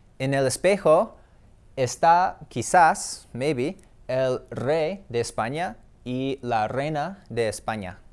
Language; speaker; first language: Spanish; non-native, fluent; English